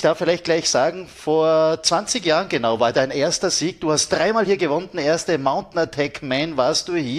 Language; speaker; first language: German; native; German